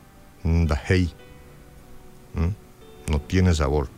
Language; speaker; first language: Spanish; native; Spanish